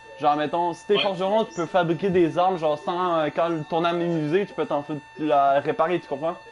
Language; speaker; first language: French; native; French